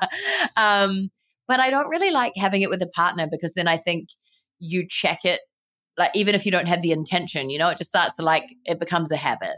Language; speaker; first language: English; native; English